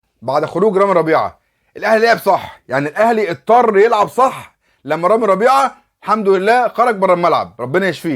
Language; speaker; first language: Arabic; native; Arabic